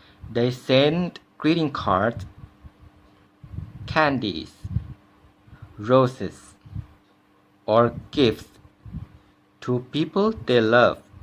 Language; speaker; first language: English; non-native, fluent; Thai